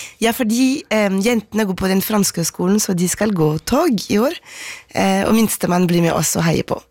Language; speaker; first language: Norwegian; non-native, fluent; French